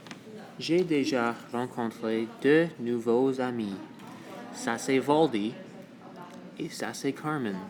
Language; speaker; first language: French; non-native, local second language; English